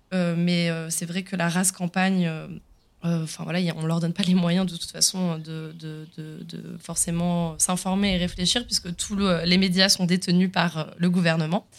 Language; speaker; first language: French; early bilingual, other home language; Swiss German